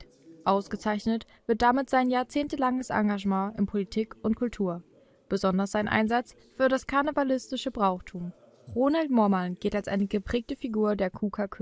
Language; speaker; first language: German; native; German